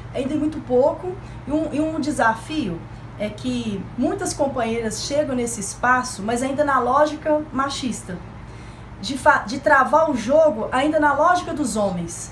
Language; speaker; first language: Portuguese; native; Portuguese